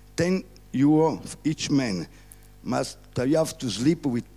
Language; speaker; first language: English; non-native, learner; Italian